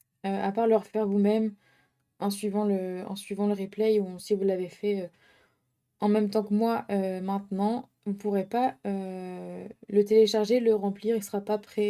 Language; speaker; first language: French; native; French